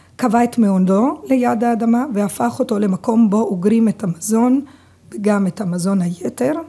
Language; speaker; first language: Hebrew; non-native, fluent; Italian